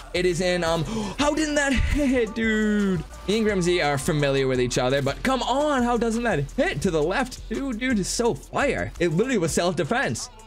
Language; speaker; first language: English; native; English